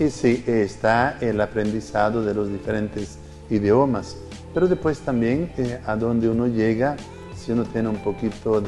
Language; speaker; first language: Spanish; non-native, fluent; Portuguese